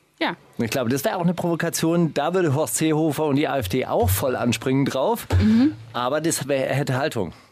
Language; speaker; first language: German; native; German